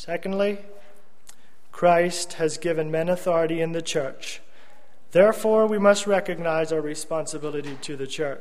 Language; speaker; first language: English; native; English